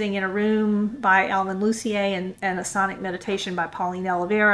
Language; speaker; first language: English; native; English